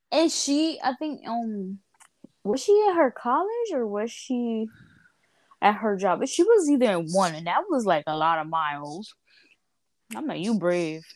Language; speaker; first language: English; early bilingual, other home language; Spanish